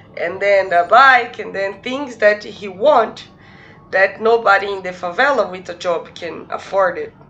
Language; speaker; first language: English; non-native, fluent; Portuguese